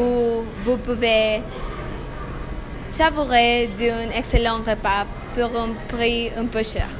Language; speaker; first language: French; non-native, learner; Spanish